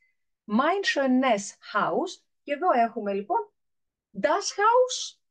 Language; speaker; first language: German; non-native, fluent; Greek